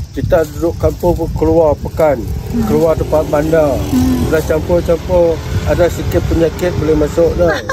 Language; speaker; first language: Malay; non-native, local second language; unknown